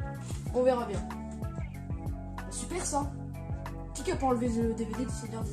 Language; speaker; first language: French; native; French